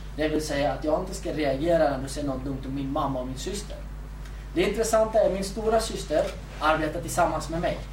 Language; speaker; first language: Swedish; early bilingual, other home language; Kurdish